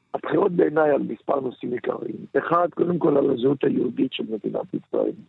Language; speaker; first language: Hebrew; native; Hebrew